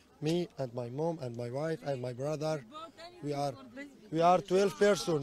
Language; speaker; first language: English; non-native, learner; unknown